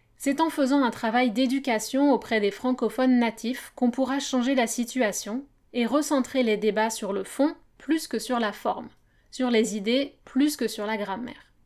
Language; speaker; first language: French; native; French